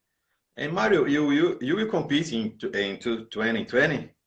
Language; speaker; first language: English; non-native, learner; Portuguese